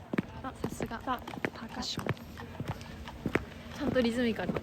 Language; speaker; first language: Japanese; non-native, fluent; Korean